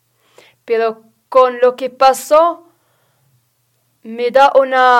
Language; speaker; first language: Spanish; non-native, learner; Arabic